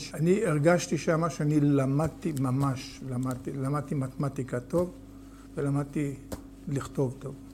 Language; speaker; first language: Hebrew; native; Hebrew